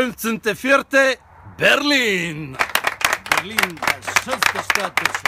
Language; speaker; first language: German; non-native, learner; Bosnian